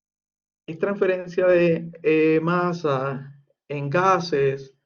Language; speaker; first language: Spanish; native; Spanish